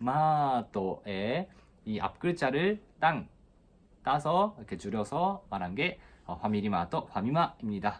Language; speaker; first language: Korean; non-native, fluent; Japanese